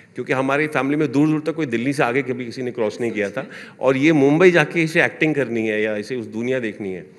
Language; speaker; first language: Hindi; native; Hindi